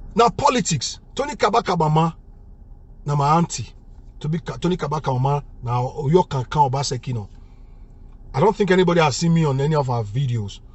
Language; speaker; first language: English; non-native, local second language; Bini